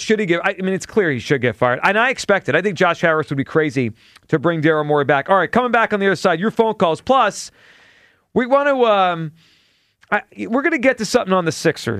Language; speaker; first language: English; native; English